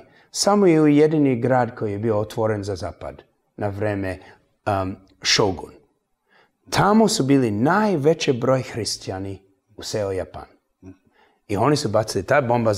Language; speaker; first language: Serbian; early bilingual, heritage; English